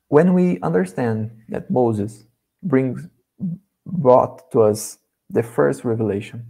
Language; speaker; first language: English; non-native, learner; Portuguese